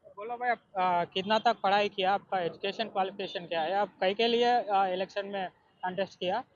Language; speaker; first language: Hindi; non-native, local second language; Telugu